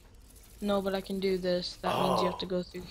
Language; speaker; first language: English; native; English